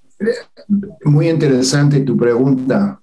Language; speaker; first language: Spanish; non-native, fluent; English